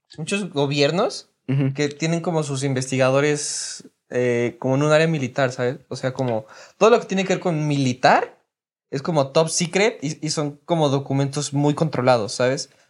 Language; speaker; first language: Spanish; native; Spanish